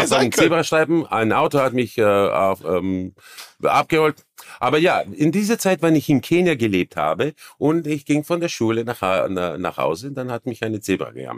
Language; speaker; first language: German; non-native, fluent; Croatian